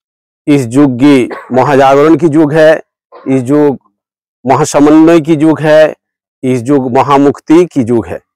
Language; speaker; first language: Hindi; non-native, local second language; Bangla